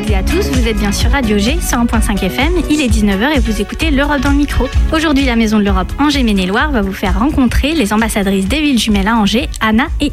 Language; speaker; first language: French; native; French